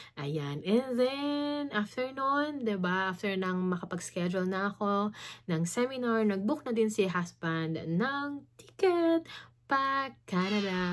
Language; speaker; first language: Filipino; native; Filipino